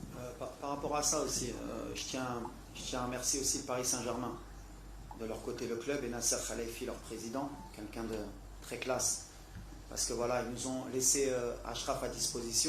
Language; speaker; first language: French; native; French